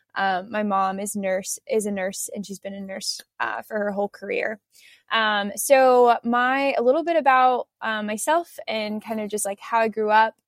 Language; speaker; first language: English; native; English